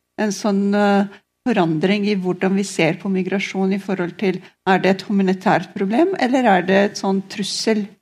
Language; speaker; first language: Norwegian; non-native, fluent; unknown